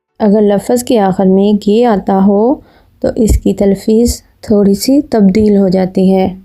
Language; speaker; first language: Urdu; native; Urdu